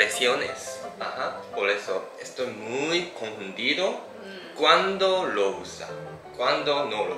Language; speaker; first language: Spanish; non-native, learner; Japanese